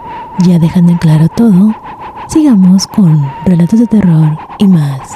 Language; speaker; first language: Spanish; native; Spanish